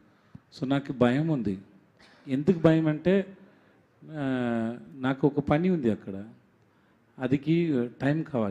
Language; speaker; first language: Telugu; non-native, local second language; Tamil